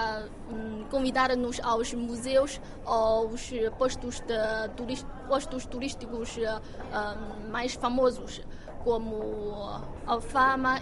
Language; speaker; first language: Portuguese; non-native, fluent; Chinese